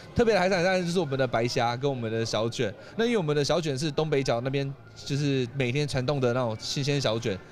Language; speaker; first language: Chinese; native; Chinese